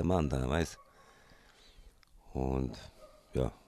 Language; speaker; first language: German; non-native, fluent; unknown